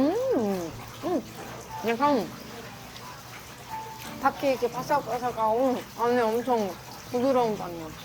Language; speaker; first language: Korean; non-native, learner; Greek